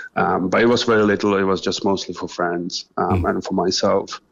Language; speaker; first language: English; non-native, fluent; Czech